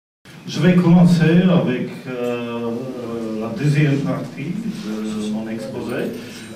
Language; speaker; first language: French; non-native, fluent; Slovak